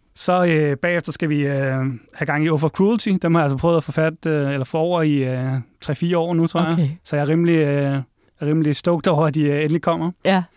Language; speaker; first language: Danish; native; Danish